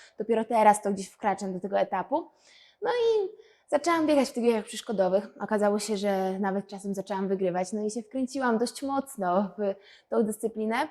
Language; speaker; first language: Polish; native; Polish